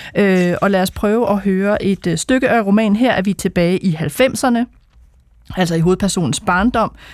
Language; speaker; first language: Danish; native; Danish